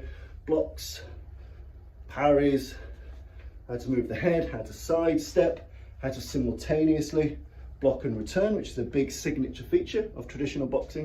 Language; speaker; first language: English; native; English